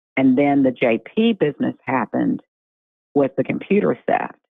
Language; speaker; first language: English; native; English